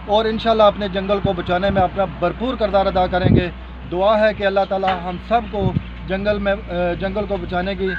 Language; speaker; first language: Urdu; non-native, local second language; Pahari-Potwari